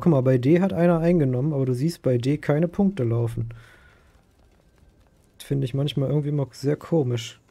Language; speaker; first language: German; native; German